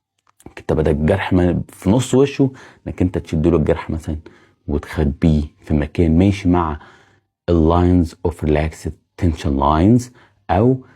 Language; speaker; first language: Arabic; native; Arabic